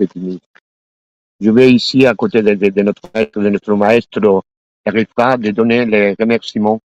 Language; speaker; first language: French; non-native, learner; Spanish